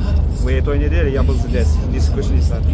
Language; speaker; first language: Russian; non-native, learner; Turkish